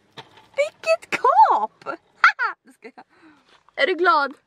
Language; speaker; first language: Swedish; early bilingual, other home language; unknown